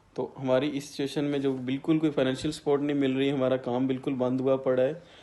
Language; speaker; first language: Urdu; non-native, local second language; Punjabi